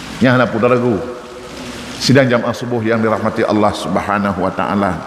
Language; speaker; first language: Malay; non-native, local second language; Achinese